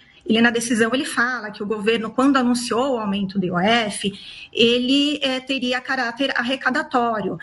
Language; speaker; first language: Portuguese; native; Portuguese